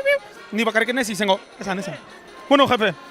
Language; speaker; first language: Basque; native; Basque